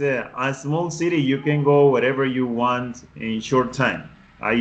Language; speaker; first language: English; non-native, fluent; Spanish